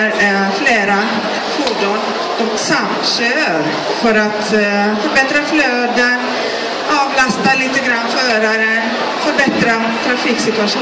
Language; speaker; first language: Swedish; non-native, fluent; Greek